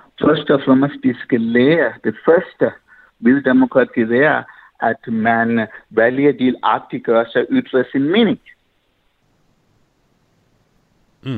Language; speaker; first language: Danish; non-native, fluent; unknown